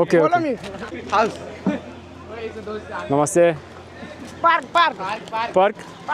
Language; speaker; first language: English; non-native, learner; Turkish